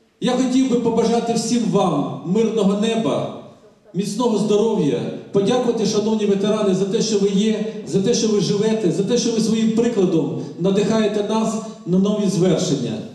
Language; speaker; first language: Ukrainian; native; Ukrainian